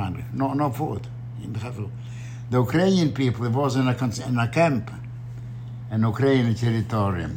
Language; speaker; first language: English; non-native, learner; Romanian